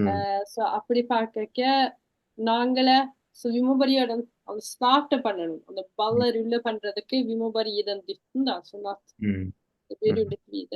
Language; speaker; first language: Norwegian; early bilingual, other home language; Tamil